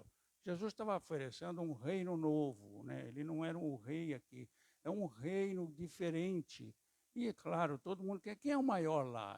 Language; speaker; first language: Portuguese; native; Portuguese